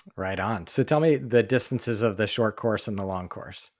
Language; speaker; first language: English; native; English